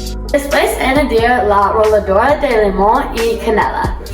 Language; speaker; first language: Spanish; non-native, learner; English